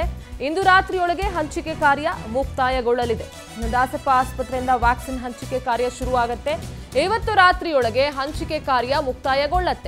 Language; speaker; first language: Kannada; native; Kannada